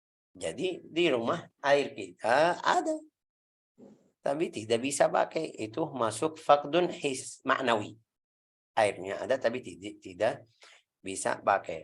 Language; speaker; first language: Indonesian; non-native, fluent; Arabic